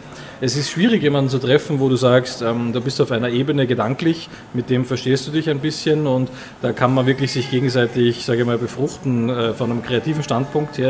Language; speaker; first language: German; native; German